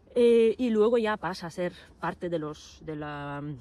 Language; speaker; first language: Spanish; non-native, fluent; Ukrainian